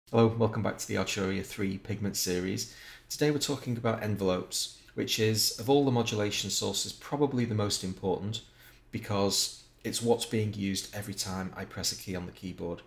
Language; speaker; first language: English; native; English